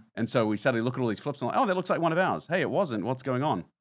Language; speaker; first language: English; native; English